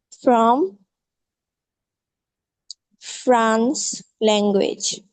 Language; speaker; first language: English; non-native, learner; Bangla